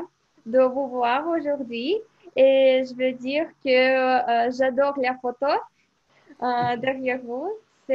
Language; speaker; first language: French; non-native, learner; Russian